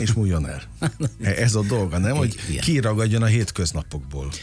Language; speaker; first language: Hungarian; native; Hungarian